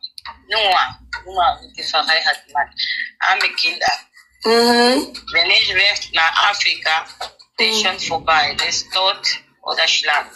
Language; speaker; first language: German; non-native, learner; Nigerian Pidgin